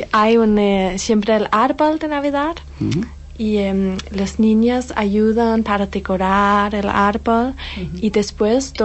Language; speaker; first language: Spanish; non-native, learner; Danish